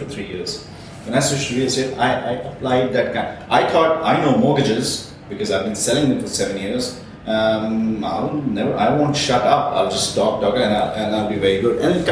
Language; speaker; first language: English; non-native, local second language; Urdu